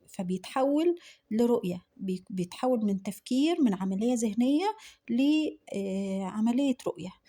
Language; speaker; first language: Arabic; native; Arabic